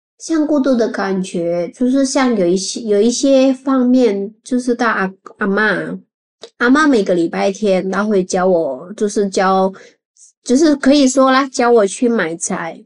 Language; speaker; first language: Chinese; non-native, fluent; Javanese